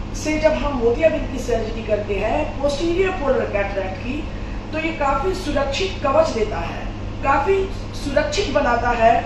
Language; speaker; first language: Hindi; native; Hindi